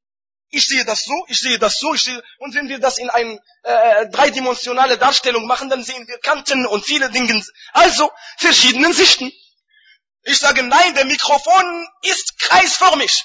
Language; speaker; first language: German; non-native, fluent; Arabic